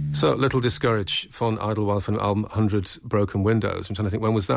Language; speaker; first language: English; native; English